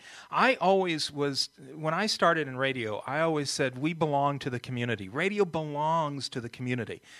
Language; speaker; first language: English; early bilingual, other home language; Italian